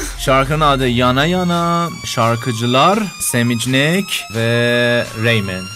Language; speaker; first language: Turkish; non-native, learner; Persian